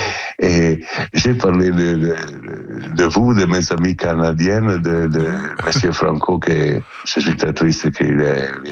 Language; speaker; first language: French; non-native, learner; Italian